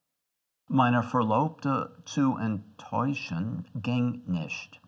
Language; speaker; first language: German; non-native, fluent; English